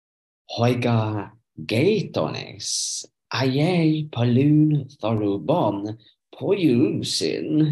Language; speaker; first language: Greek; non-native, learner; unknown